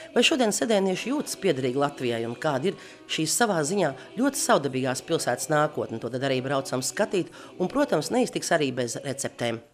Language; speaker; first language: Latvian; native; Latvian